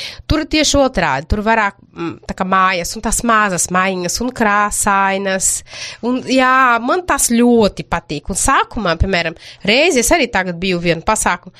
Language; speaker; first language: Latvian; non-native, fluent; Portuguese